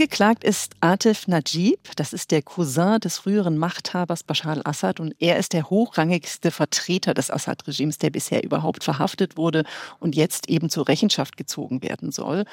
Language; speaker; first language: German; native; German